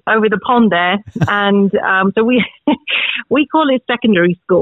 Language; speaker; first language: English; native; English